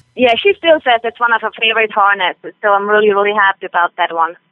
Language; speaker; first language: English; non-native, fluent; Swiss German